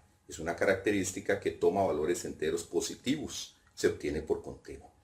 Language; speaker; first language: Spanish; native; Spanish